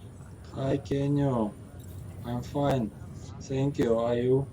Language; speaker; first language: English; non-native, learner; Russian